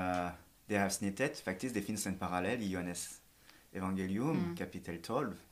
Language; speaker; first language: Swedish; non-native, fluent; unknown